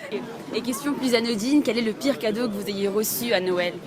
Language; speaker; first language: French; native; French